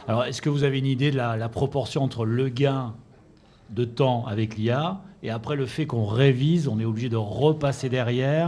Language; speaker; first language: French; native; French